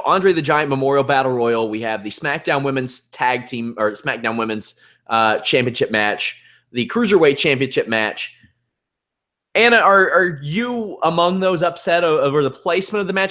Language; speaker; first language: English; native; English